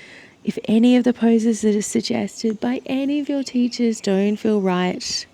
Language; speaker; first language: English; native; English